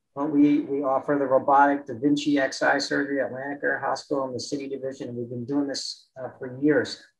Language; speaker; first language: English; native; English